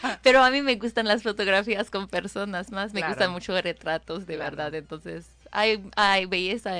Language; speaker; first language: Spanish; non-native, fluent; French